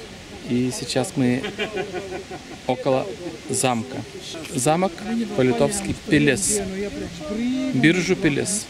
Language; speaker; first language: Russian; non-native, fluent; Lithuanian